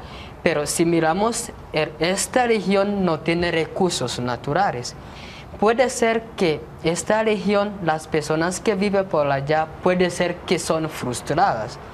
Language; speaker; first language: Spanish; non-native, fluent; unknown